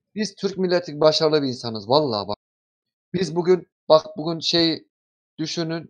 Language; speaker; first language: Turkish; native; Turkish